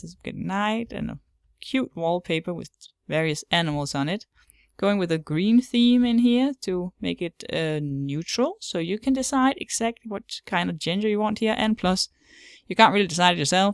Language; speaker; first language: English; non-native, fluent; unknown